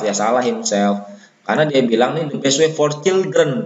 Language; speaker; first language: English; non-native, fluent; Indonesian